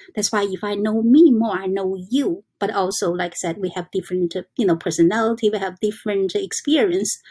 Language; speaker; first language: English; non-native, learner; Chinese